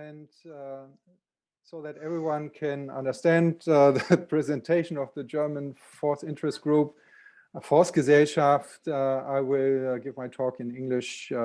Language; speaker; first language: English; non-native, fluent; German